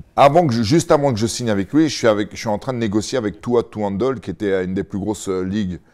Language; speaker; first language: French; native; French